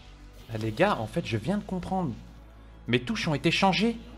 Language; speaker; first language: French; native; French